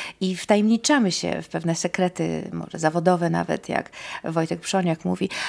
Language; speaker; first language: Polish; native; Polish